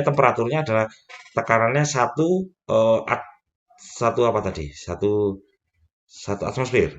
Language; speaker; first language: Indonesian; native; Indonesian